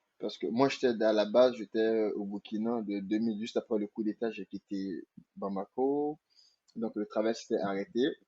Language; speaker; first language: French; non-native, local second language; Mandingo